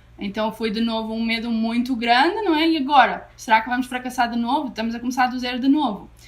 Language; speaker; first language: Portuguese; native; Portuguese